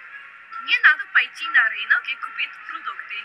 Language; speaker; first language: Russian; non-native, learner; English